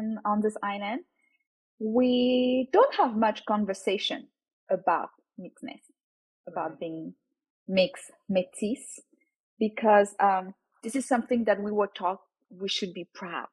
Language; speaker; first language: English; non-native, fluent; French